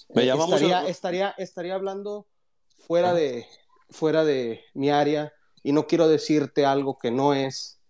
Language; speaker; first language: Spanish; early bilingual, heritage; Spanish